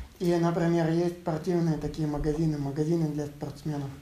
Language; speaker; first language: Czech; non-native, learner; Russian